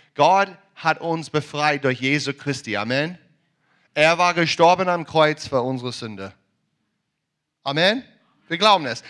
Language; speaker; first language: German; non-native, learner; English